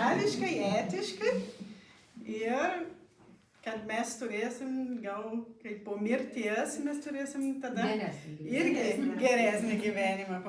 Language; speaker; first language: Lithuanian; non-native, learner; Portuguese